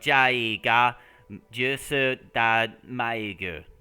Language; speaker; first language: Korean; non-native, learner; English